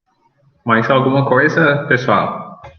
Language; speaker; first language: Portuguese; non-native, learner; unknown